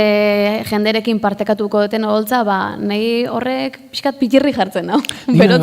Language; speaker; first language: Basque; native; Basque